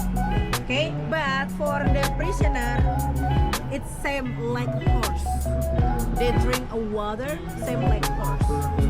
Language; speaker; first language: English; non-native, learner; Indonesian